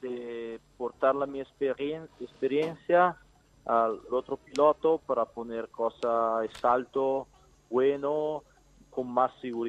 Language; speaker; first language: Spanish; non-native, learner; Italian